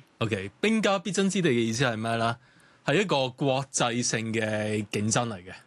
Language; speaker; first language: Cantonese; native; Cantonese